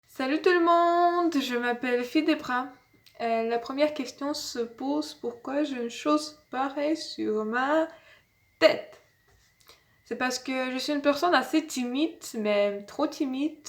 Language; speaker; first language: French; non-native, learner; Russian